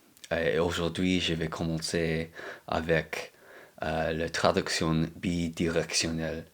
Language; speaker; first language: French; non-native, learner; English